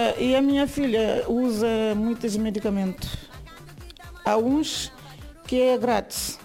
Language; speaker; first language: Portuguese; non-native, local second language; Kabuverdianu